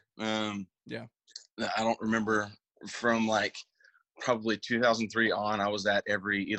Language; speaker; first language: English; native; English